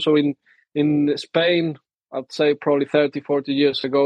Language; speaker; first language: English; non-native, fluent; Spanish